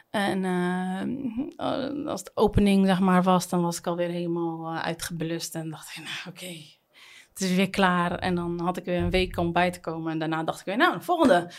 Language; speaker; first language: Dutch; native; Dutch